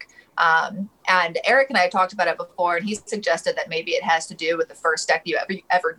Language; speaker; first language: English; native; English